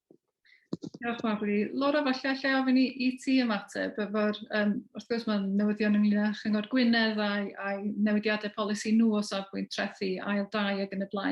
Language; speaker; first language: Welsh; native; Welsh